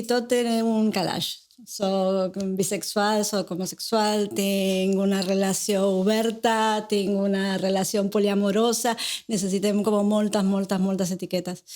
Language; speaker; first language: Catalan; non-native, learner; Spanish